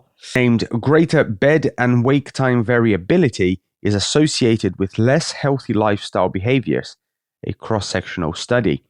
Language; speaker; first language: English; native; English